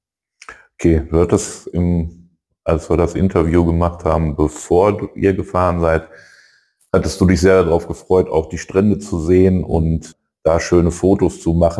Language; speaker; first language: German; native; German